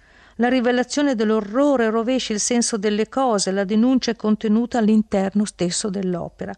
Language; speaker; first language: Italian; native; Italian